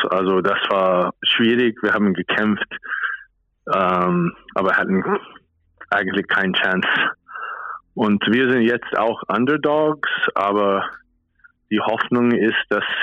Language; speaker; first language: German; non-native, fluent; English